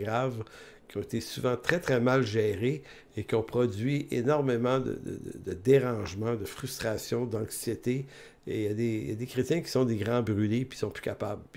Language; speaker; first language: French; native; French